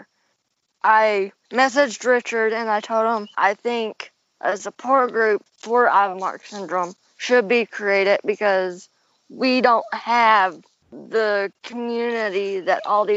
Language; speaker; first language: English; native; English